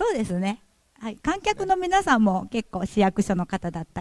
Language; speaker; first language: Japanese; native; Japanese